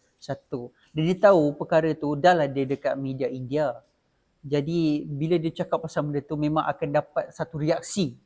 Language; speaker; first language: Malay; native; Malay